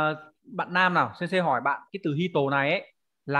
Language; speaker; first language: Vietnamese; native; Vietnamese